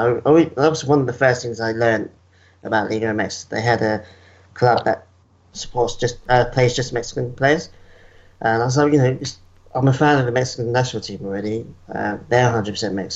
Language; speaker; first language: English; native; English